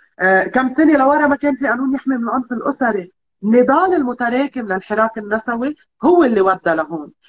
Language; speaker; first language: Arabic; native; Arabic